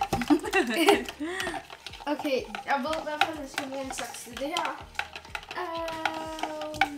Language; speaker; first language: Danish; early bilingual, other home language; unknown